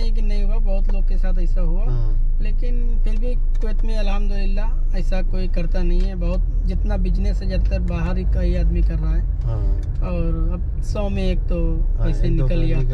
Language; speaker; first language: Hindi; native; Hindi